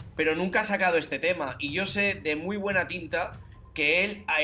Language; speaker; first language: Spanish; native; Spanish